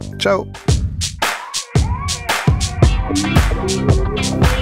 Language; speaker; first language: French; native; French